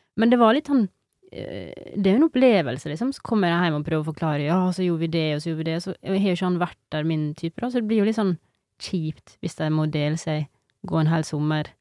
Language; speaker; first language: Norwegian; native; Norwegian